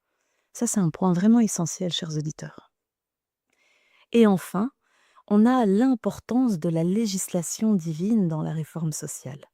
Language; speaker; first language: French; native; French